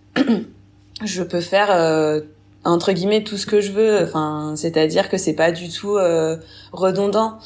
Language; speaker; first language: French; native; French